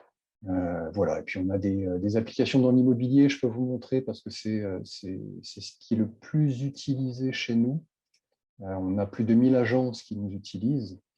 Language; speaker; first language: French; native; French